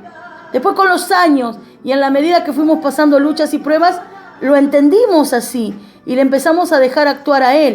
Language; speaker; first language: Spanish; native; Spanish